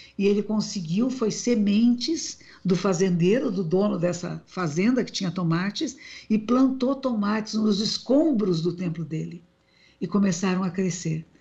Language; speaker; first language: Portuguese; native; Portuguese